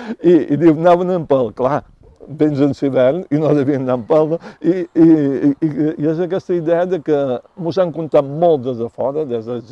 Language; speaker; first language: Catalan; native; Catalan